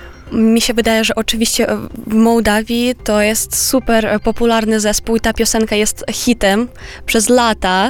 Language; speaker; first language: Polish; non-native, fluent; Romanian